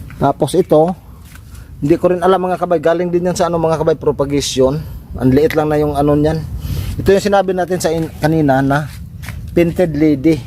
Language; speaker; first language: Filipino; native; Filipino